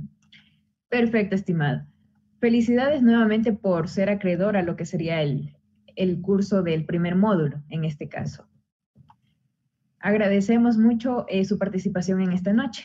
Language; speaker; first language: Spanish; native; Spanish